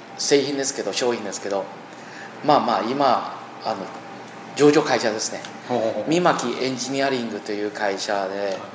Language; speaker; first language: Japanese; non-native, fluent; Chinese